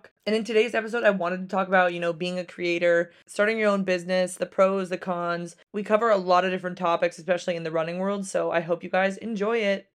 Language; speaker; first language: English; native; English